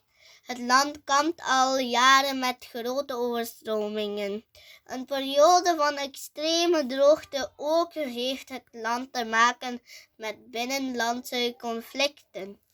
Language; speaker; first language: Dutch; early bilingual, other home language; Urdu